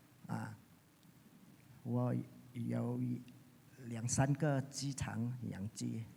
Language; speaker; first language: Chinese; early bilingual, heritage; Chinese